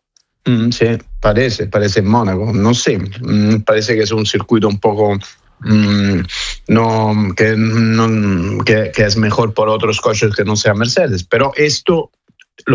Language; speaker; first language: Spanish; non-native, fluent; Italian